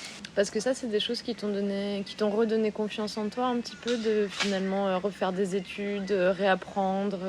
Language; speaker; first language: French; native; French